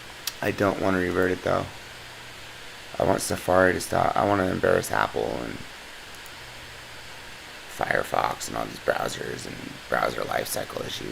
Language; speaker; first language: English; native; English